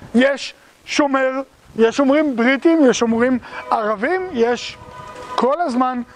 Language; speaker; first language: Hebrew; native; Hebrew